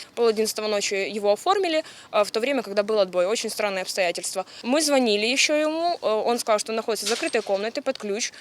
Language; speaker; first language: Russian; native; Russian